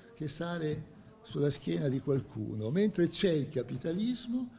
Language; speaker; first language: Italian; native; Italian